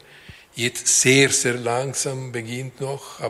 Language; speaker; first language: German; non-native, local second language; Italian